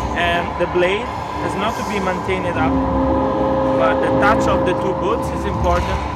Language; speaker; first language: English; non-native, fluent; Italian